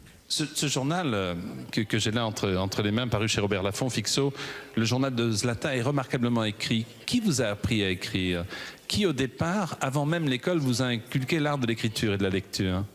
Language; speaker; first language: French; native; French